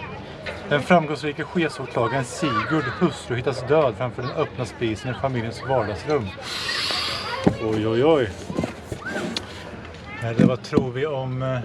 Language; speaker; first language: Swedish; native; Swedish